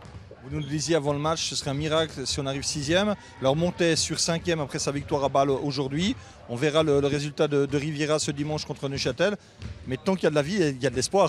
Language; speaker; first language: French; native; French